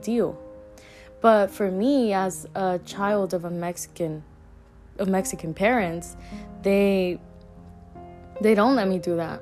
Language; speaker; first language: English; native; English